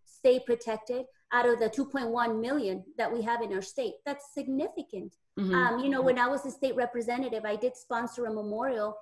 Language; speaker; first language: English; native; English